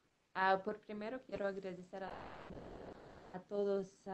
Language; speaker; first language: Spanish; non-native, fluent; Russian